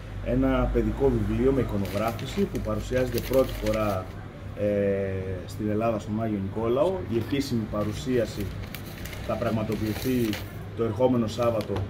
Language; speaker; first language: Greek; native; Greek